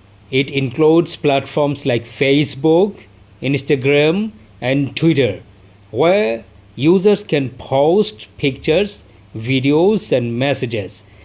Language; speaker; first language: English; non-native, local second language; Bangla